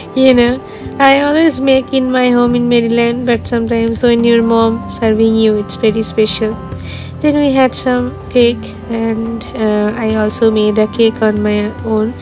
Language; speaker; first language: English; non-native, local second language; Bangla